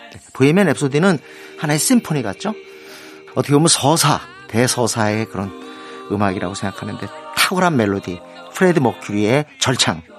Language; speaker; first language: Korean; native; Korean